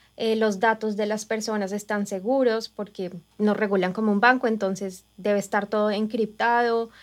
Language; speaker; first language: Spanish; native; Spanish